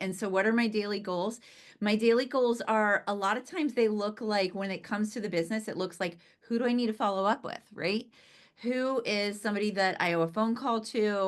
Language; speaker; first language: English; native; English